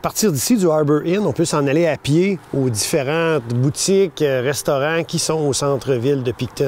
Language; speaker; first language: French; native; French